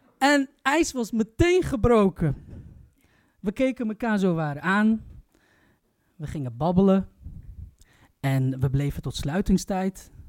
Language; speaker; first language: Dutch; early bilingual, other home language; Turkish